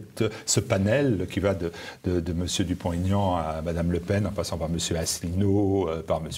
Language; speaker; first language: French; native; French